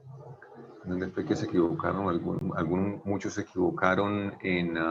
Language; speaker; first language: Spanish; native; Spanish